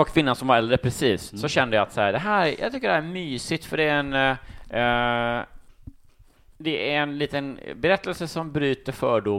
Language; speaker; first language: Swedish; native; Swedish